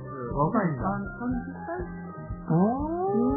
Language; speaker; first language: Japanese; non-native, learner; Italian